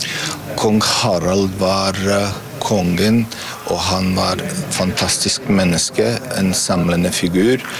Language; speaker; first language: Norwegian; non-native, fluent; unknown